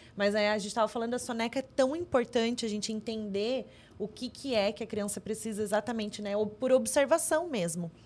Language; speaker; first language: Portuguese; native; Portuguese